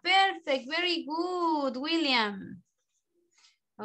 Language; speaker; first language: English; non-native, learner; Spanish